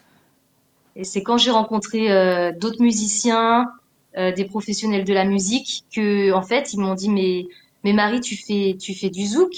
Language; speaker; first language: French; native; French